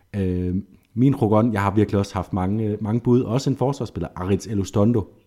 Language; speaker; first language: Danish; native; Danish